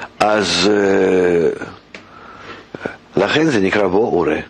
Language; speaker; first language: Hebrew; non-native, fluent; Russian